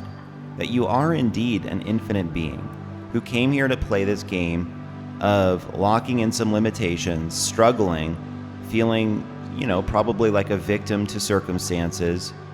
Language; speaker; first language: English; native; English